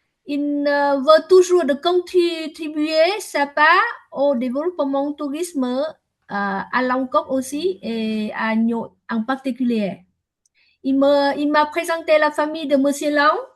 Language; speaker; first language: French; non-native, learner; Vietnamese